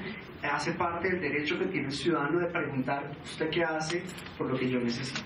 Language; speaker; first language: Spanish; native; Spanish